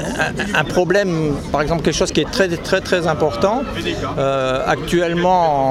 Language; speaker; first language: French; native; French